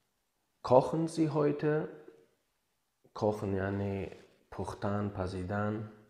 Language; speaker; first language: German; non-native, learner; Tajik